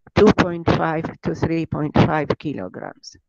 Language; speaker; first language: English; non-native, fluent; Arabic